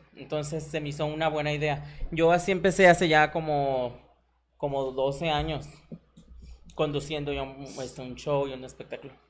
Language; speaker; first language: Spanish; native; Spanish